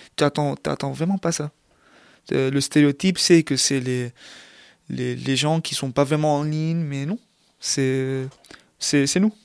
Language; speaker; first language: French; non-native, local second language; Arabic